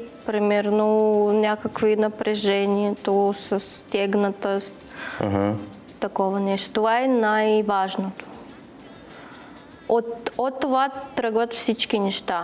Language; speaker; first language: Bulgarian; non-native, learner; Russian